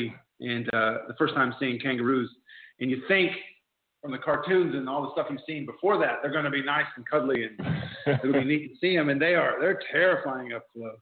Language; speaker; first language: English; native; English